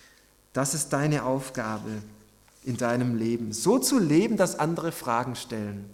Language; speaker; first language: German; native; German